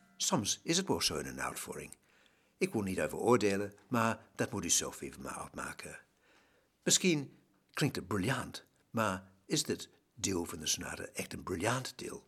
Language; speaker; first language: Dutch; non-native, fluent; English